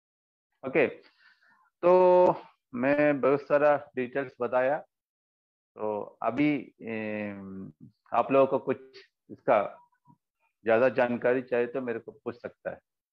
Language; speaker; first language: Hindi; non-native, local second language; Malayalam